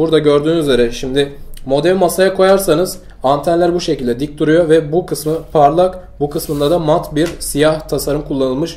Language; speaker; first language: Turkish; native; Turkish